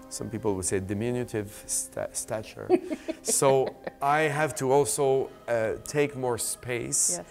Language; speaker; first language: English; native; English